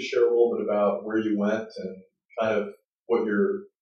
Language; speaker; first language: English; native; English